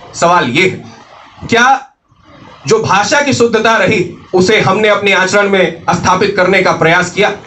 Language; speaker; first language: Hindi; native; Hindi